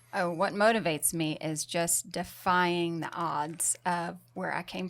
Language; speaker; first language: English; native; English